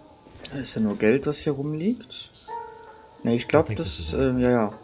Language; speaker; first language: German; native; German